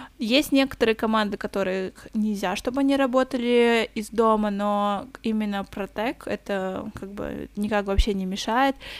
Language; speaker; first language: Russian; native; Russian